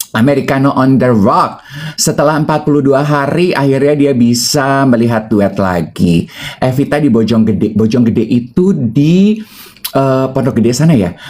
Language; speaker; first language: Indonesian; native; Indonesian